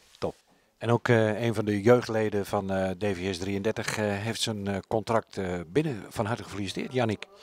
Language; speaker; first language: Dutch; native; Dutch